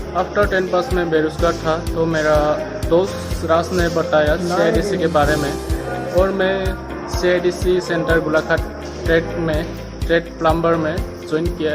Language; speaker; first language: Hindi; non-native, local second language; Assamese